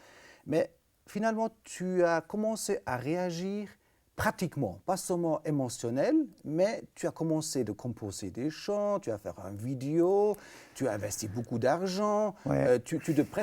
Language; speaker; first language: French; native; French